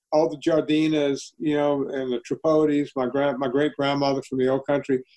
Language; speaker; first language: English; early bilingual, other home language; Italian